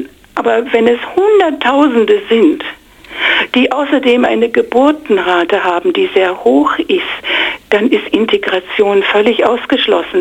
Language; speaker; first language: German; non-native, fluent; English